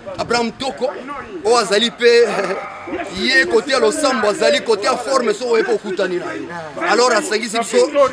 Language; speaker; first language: Lingala; native; Lingala